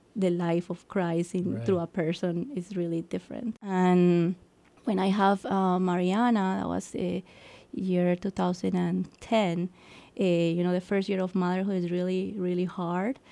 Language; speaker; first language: English; non-native, fluent; Spanish